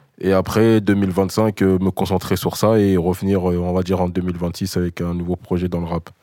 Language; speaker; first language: French; early bilingual, other home language; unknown